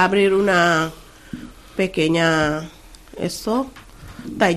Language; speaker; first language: Spanish; non-native, learner; Wolof